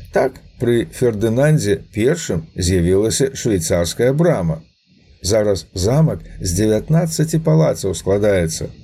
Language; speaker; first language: Belarusian; native; Belarusian